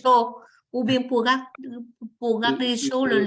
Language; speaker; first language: French; non-native, learner; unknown